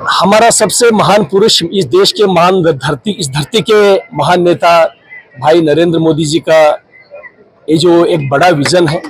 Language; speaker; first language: Hindi; non-native, local second language; Kannada